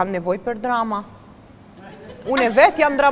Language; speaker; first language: Albanian; early bilingual, heritage; Albanian